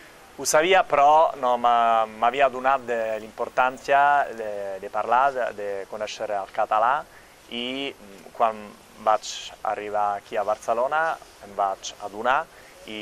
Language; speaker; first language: Catalan; non-native, fluent; Italian